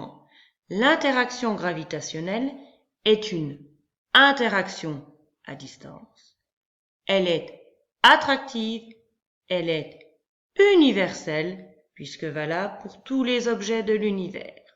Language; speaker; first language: French; native; French